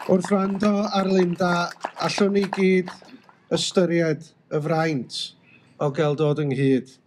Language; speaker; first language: Welsh; native; Welsh